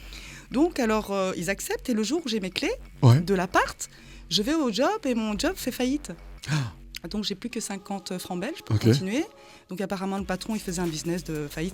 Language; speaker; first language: French; early bilingual, other home language; Khmer